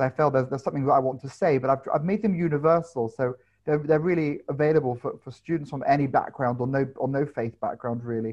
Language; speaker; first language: English; native; English